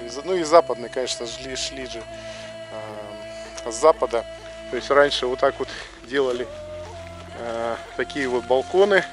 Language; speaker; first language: Russian; native; Russian